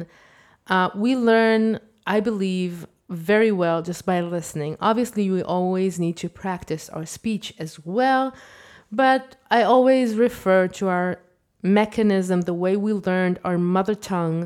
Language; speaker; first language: English; non-native, fluent; Hebrew